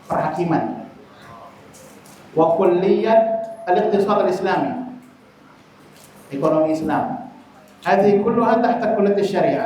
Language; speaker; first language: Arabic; non-native, fluent; Indonesian